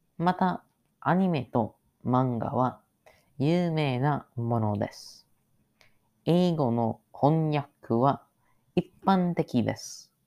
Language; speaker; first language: Japanese; non-native, learner; English